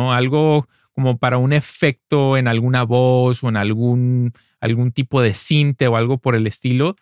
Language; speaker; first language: Spanish; native; Spanish